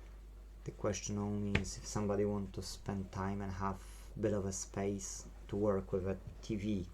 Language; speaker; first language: English; non-native, fluent; Polish